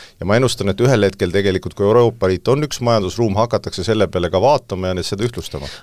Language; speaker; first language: Estonian; native; Estonian